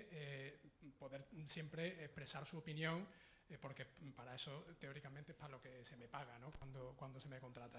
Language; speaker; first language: Spanish; native; Spanish